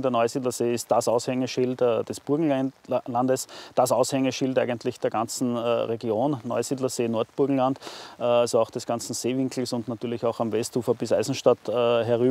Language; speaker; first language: German; native; German